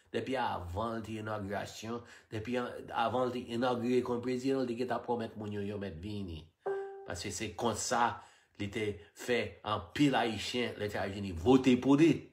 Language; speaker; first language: Haitian Creole; non-native, fluent; English